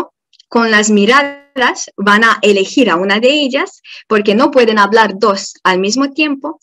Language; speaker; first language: Spanish; non-native, fluent; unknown